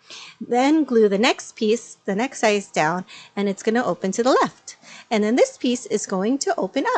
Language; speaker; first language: English; native; English